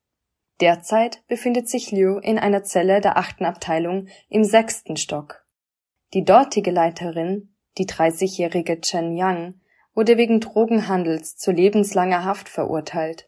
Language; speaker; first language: German; native; German